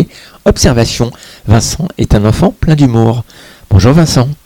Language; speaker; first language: French; native; French